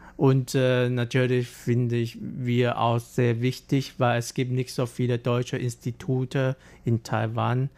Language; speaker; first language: German; non-native, fluent; Chinese